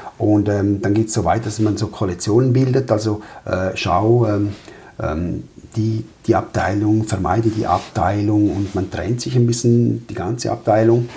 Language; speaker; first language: German; early bilingual, other home language; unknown